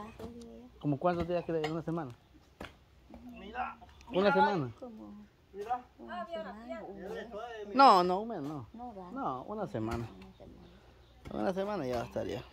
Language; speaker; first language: Spanish; native; Spanish